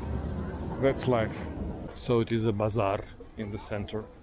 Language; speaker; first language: English; non-native, fluent; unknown